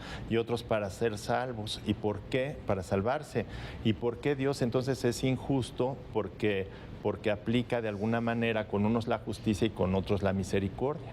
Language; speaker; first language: Spanish; native; Spanish